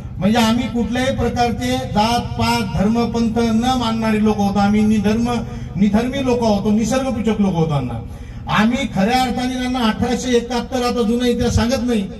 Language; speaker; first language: Marathi; non-native, local second language; Lambadi